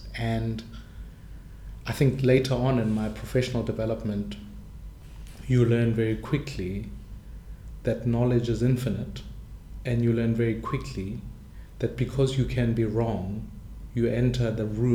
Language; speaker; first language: English; non-native, local second language; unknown